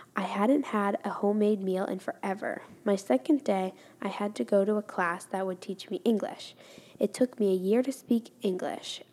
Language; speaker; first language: English; non-native, fluent; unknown